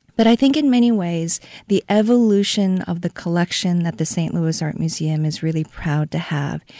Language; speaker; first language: English; non-native, fluent; Korean